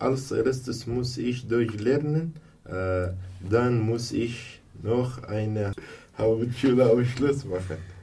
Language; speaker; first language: German; non-native, learner; Arabic